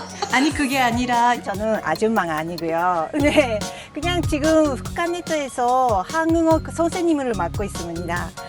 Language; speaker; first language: Korean; non-native, fluent; Japanese